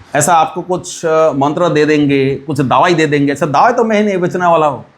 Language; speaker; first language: Hindi; non-native, local second language; Bangla